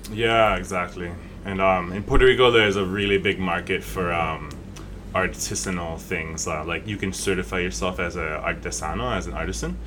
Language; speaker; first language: English; native; English